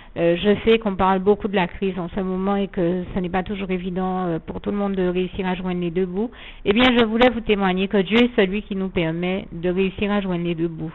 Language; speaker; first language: French; native; French